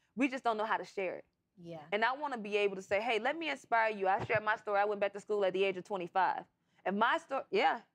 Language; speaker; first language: English; native; English